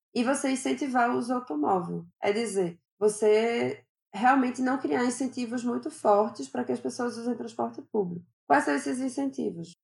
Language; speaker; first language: Portuguese; native; Portuguese